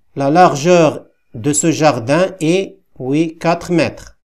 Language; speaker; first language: French; non-native, local second language; Arabic